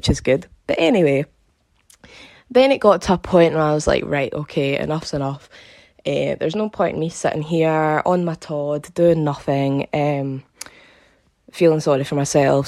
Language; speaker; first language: English; native; English